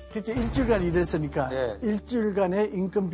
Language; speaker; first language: Korean; native; Korean